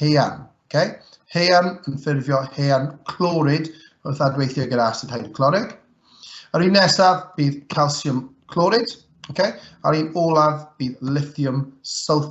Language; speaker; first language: Welsh; native; Welsh